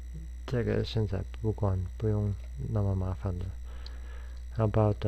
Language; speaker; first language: Chinese; non-native, fluent; English